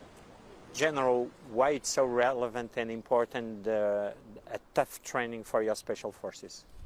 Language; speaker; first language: English; non-native, fluent; Portuguese